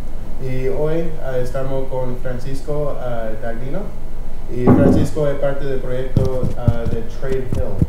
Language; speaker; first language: Spanish; early bilingual, heritage; Spanish